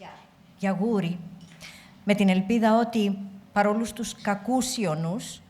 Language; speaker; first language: Greek; native; Greek